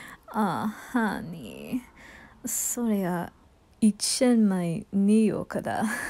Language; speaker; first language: Japanese; non-native, learner; English